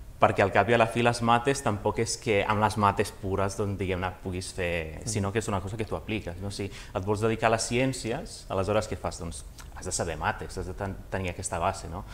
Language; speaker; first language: Catalan; early bilingual, other home language; Romanian